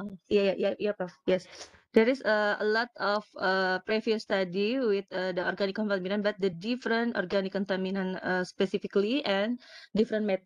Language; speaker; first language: English; non-native, learner; Indonesian